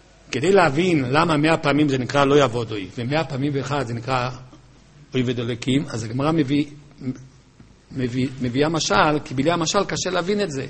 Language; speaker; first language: Hebrew; native; Hebrew